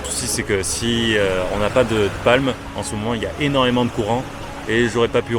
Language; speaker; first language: French; native; French